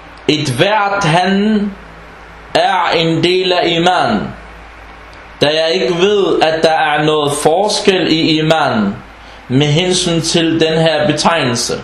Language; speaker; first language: Danish; early bilingual, other home language; Arabic